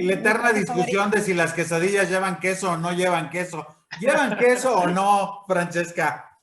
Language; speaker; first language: Spanish; native; Spanish